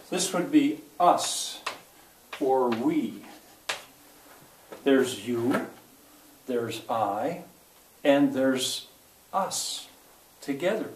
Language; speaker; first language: English; native; English